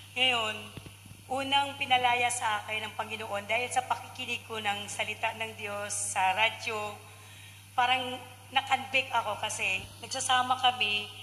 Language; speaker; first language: Filipino; native; Filipino